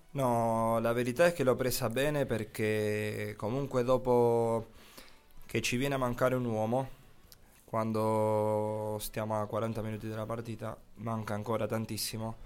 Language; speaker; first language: Italian; non-native, fluent; Spanish